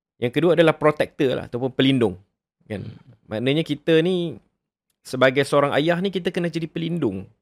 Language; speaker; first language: Malay; native; Malay